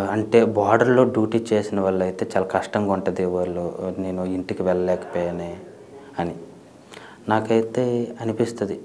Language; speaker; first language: Telugu; native; Telugu